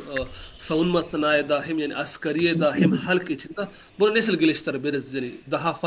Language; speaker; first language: Turkish; non-native, learner; Urdu